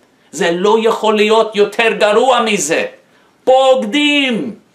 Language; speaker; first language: Hebrew; non-native, fluent; English